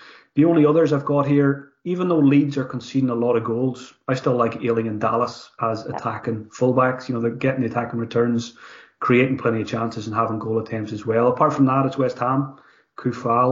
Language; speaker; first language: English; native; English